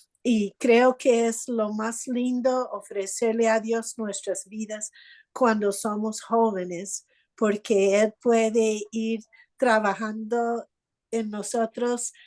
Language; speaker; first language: Spanish; non-native, fluent; English